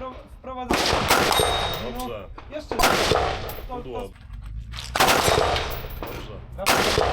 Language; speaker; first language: Polish; native; Polish